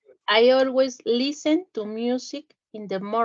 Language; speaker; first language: English; non-native, learner; Spanish